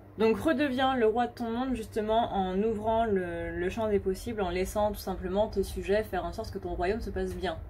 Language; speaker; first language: French; native; French